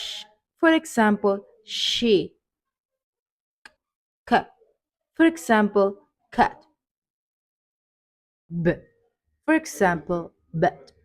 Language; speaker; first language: English; non-native, learner; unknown